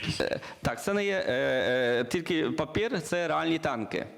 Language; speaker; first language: Ukrainian; non-native, learner; Polish